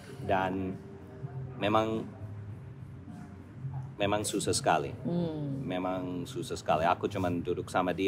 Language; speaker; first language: Indonesian; non-native, fluent; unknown